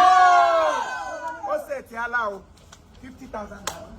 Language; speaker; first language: English; non-native, local second language; Igbo